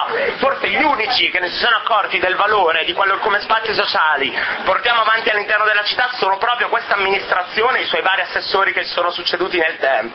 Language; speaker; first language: Italian; native; Italian